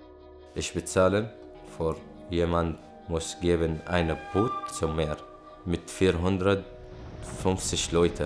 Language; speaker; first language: German; non-native, learner; Arabic